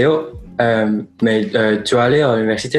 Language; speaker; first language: French; non-native, learner; Indonesian